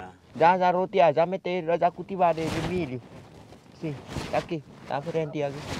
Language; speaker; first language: Portuguese; non-native, learner; Vietnamese